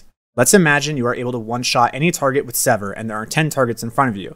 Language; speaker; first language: English; native; English